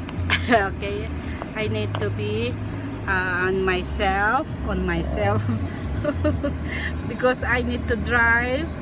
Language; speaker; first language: English; non-native, local second language; Filipino